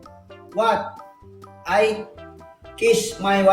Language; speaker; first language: English; non-native, learner; Indonesian